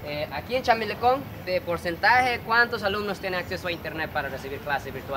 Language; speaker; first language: Spanish; non-native, fluent; Japanese